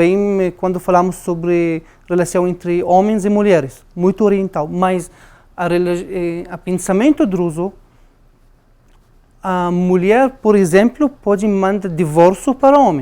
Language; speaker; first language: Portuguese; non-native, learner; Arabic